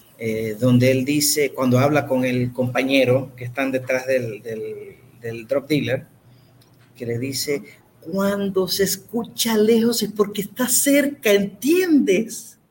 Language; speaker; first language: Spanish; native; Spanish